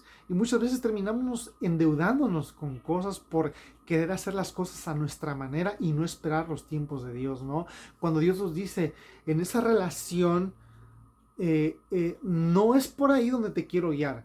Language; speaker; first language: Spanish; native; Spanish